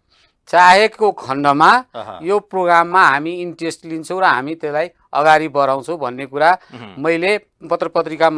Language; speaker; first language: Nepali; native; Nepali